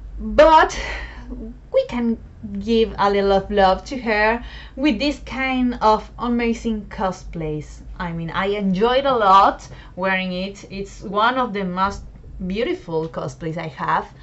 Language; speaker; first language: English; non-native, fluent; Spanish